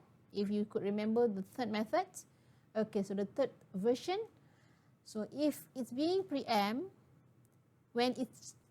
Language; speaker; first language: English; non-native, local second language; Malay